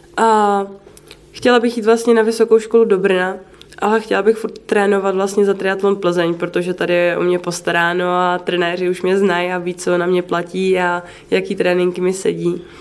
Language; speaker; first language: Czech; native; Czech